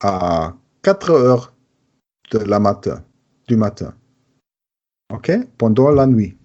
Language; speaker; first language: French; non-native, learner; German